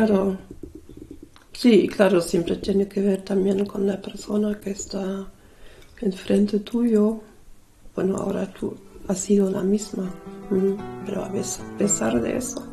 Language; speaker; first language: Spanish; early bilingual, other home language; German